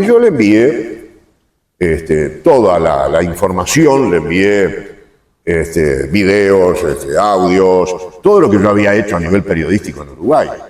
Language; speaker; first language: Spanish; native; Spanish